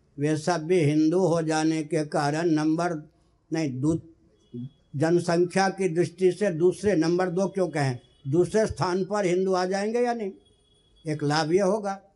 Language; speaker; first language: Hindi; non-native, local second language; Maithili